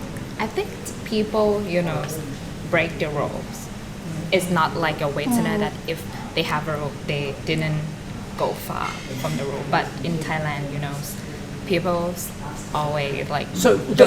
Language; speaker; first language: English; non-native, learner; Thai